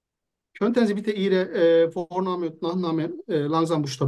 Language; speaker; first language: German; non-native, fluent; Turkish